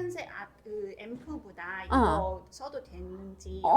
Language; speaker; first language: Korean; non-native, fluent; Chinese